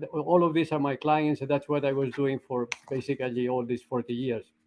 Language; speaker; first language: English; non-native, fluent; Greek